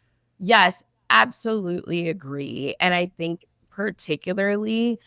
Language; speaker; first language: English; native; English